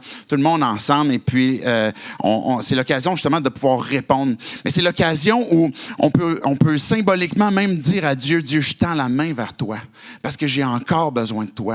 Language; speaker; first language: French; native; French